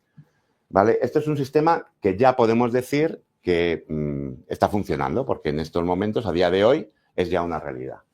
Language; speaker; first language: Spanish; native; Spanish